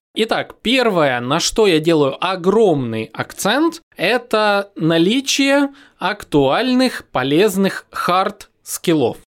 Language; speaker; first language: Russian; native; Russian